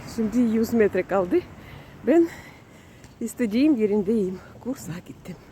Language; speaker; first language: Turkish; non-native, learner; Russian